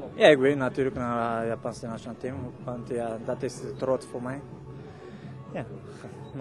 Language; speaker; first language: Dutch; non-native, learner; Japanese